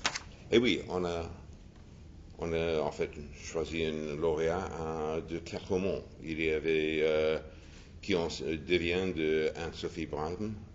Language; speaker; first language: French; non-native, fluent; English